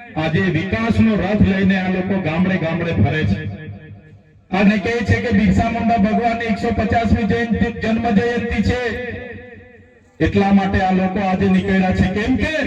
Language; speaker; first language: Gujarati; non-native, local second language; Vasavi